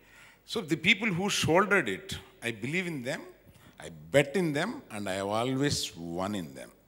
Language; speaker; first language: Telugu; native; Telugu